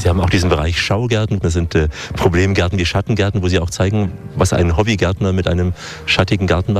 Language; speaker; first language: German; native; German